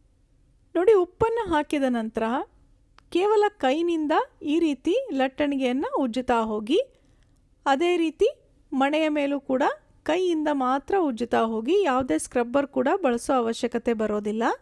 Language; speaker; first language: Kannada; native; Kannada